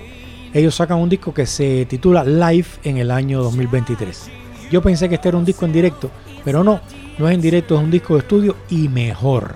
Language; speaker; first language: Spanish; native; Spanish